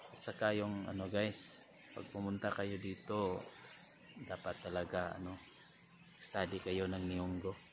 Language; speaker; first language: Filipino; non-native, local second language; Cebuano